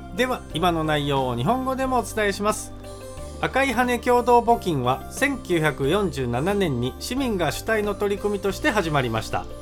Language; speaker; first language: Japanese; native; Japanese